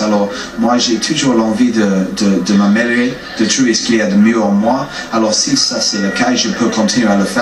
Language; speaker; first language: French; non-native, fluent; English